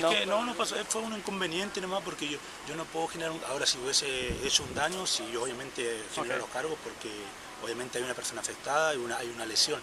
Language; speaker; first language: Spanish; native; Spanish